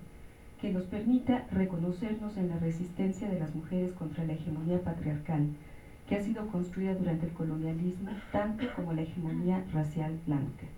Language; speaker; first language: Spanish; native; Spanish